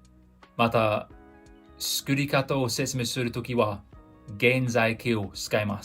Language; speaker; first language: Japanese; non-native, fluent; English